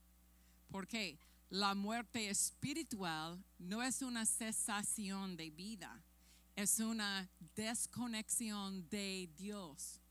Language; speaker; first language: Spanish; non-native, fluent; English